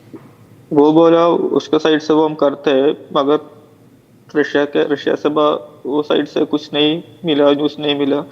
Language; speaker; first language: Hindi; non-native, local second language; Malayalam